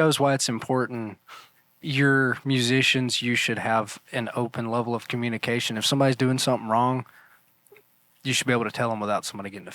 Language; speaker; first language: English; native; English